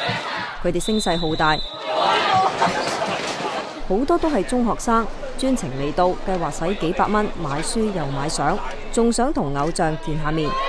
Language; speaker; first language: Cantonese; native; Cantonese